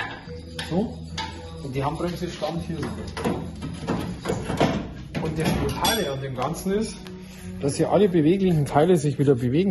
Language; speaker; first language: German; native; German